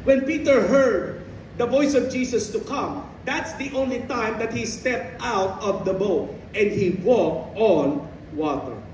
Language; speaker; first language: English; non-native, local second language; Filipino